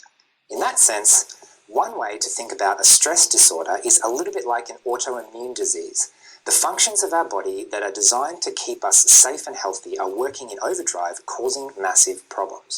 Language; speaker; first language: English; native; English